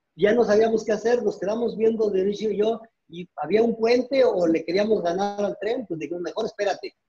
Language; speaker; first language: Spanish; native; Spanish